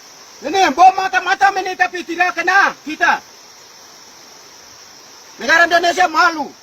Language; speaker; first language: Indonesian; non-native, local second language; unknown